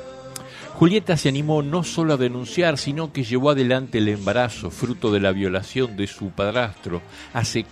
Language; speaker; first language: Spanish; native; Spanish